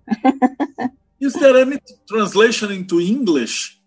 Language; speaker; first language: English; non-native, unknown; Portuguese